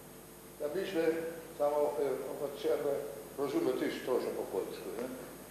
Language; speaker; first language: Polish; non-native, learner; German